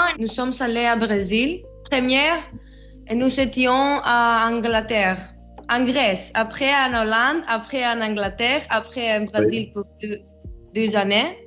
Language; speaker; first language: French; non-native, learner; Greek